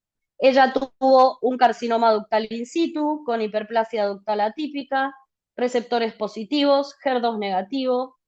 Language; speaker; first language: Spanish; native; Spanish